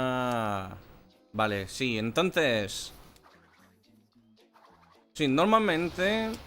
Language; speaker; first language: Spanish; non-native, learner; English